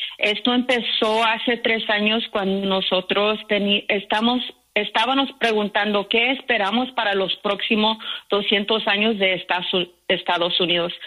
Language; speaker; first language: Spanish; early bilingual, heritage; Spanish